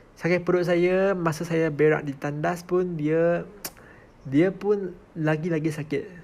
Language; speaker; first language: Malay; non-native, local second language; Chinese